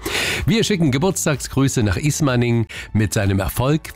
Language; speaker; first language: German; native; German